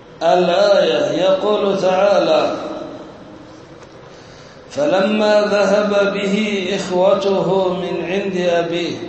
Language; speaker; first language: Arabic; native; Arabic